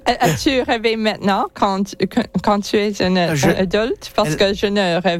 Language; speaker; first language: French; non-native, learner; English